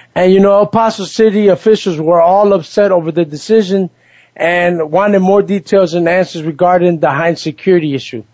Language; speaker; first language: English; early bilingual, other home language; Spanish